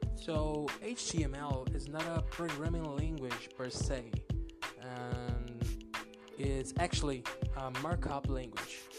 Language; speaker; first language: English; non-native, learner; Portuguese